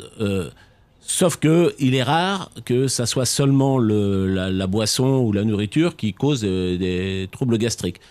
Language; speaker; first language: French; native; French